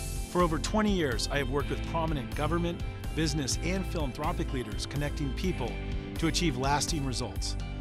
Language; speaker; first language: English; native; English